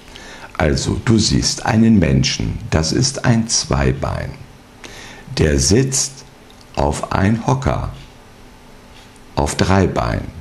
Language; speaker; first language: German; native; German